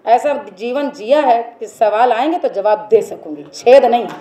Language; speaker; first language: Hindi; native; Hindi